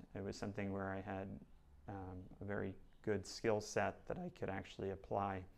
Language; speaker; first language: English; native; English